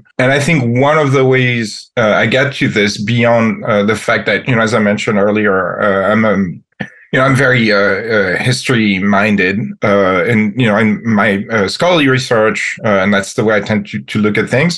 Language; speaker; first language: English; non-native, fluent; French